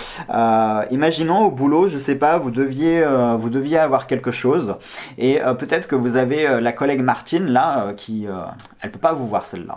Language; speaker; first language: French; native; French